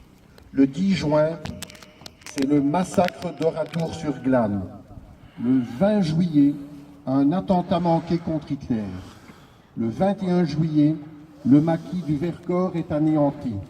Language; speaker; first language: French; native; French